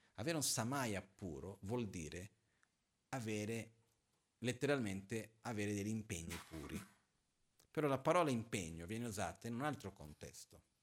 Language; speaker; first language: Italian; non-native, fluent; Portuguese